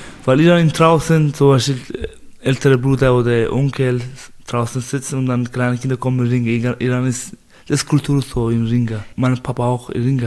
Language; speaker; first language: German; non-native, learner; Persian